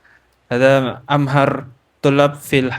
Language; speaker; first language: Arabic; non-native, learner; Indonesian